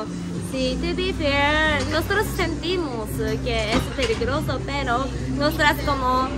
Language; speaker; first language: Spanish; non-native, learner; Japanese